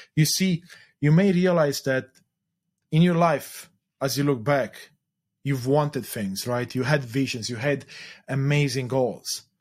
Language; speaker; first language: English; non-native, fluent; Romanian